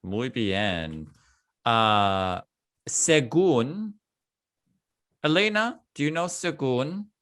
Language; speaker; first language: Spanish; non-native, fluent; English